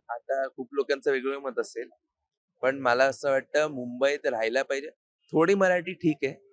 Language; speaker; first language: Marathi; native; Marathi